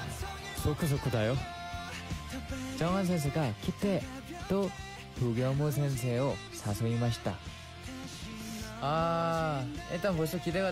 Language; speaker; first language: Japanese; non-native, learner; Korean